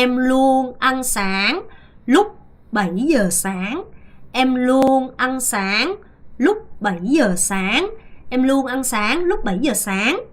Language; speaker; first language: Vietnamese; non-native, fluent; Korean